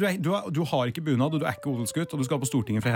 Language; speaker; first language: Norwegian; native; Norwegian